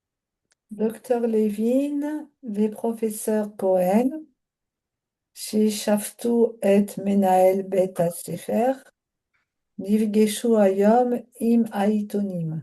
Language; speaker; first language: Hebrew; non-native, learner; French